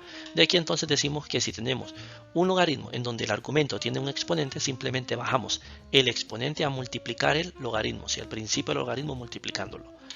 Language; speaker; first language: Spanish; native; Spanish